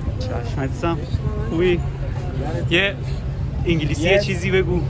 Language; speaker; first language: Persian; native; Persian